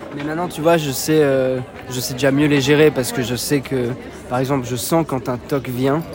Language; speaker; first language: French; native; French